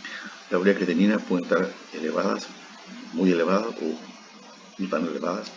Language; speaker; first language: Spanish; native; Spanish